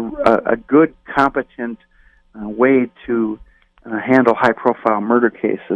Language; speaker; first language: English; native; English